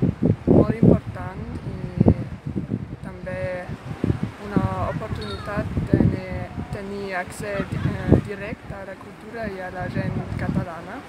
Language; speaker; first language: Spanish; non-native, fluent; German